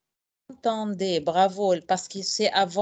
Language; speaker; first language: French; non-native, fluent; Arabic